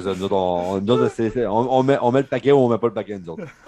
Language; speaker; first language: French; native; French